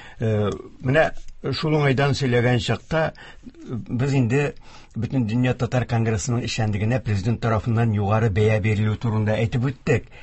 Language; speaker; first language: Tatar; native; Tatar